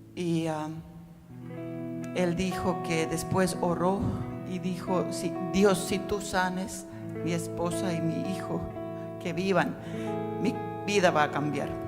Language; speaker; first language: Spanish; non-native, fluent; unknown